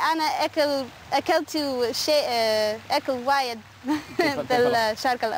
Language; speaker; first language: Arabic; non-native, learner; English